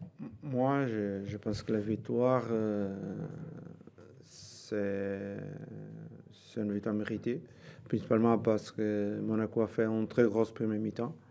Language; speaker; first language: French; non-native, learner; Portuguese